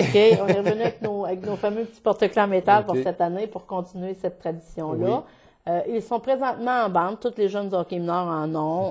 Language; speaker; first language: French; native; French